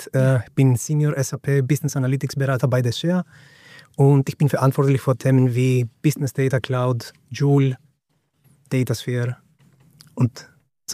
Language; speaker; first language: German; non-native, fluent; Greek